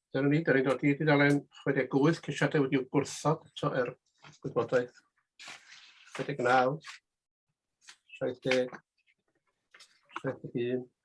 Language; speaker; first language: Welsh; native; Welsh